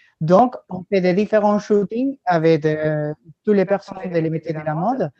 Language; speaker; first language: French; non-native, learner; Spanish